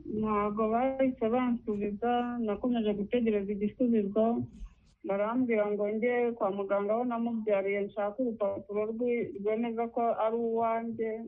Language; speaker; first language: Kinyarwanda; native; Kinyarwanda